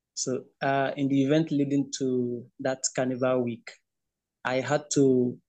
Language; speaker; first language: English; non-native, local second language; Igbo